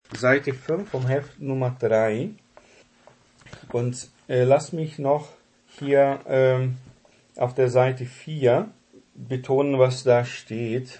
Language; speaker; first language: German; non-native, fluent; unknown